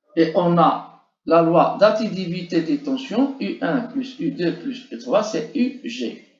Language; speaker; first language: French; non-native, local second language; Arabic